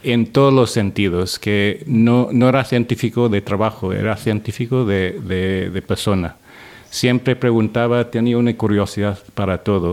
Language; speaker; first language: Spanish; non-native, fluent; English